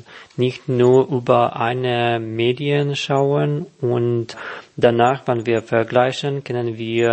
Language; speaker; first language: German; non-native, learner; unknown